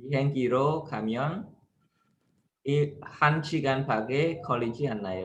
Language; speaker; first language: Korean; non-native, learner; Khmer